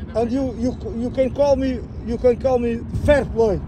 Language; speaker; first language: English; non-native, learner; Portuguese